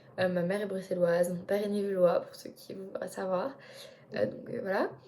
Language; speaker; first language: French; native; French